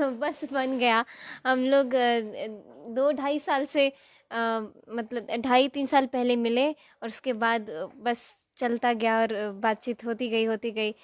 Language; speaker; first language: Hindi; non-native, local second language; Maithili